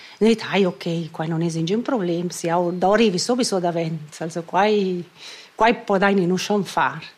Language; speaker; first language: Italian; non-native, local second language; Romansh